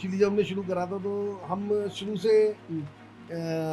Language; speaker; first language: Hindi; native; Hindi